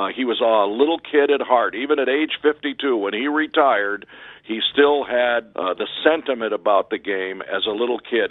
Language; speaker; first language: English; native; English